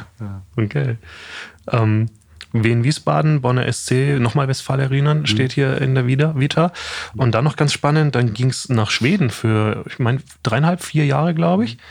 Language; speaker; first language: German; native; German